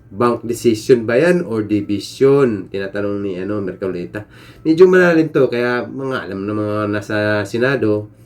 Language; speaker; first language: Filipino; native; Filipino